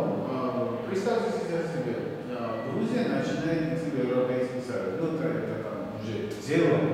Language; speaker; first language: Russian; non-native, fluent; Georgian